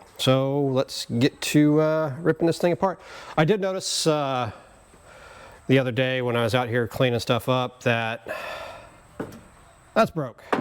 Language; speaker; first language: English; native; English